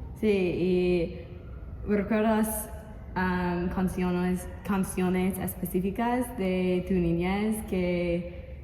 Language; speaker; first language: Spanish; non-native, learner; English